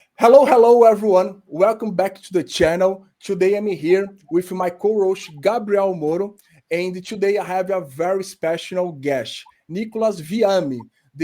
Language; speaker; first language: English; non-native, learner; Portuguese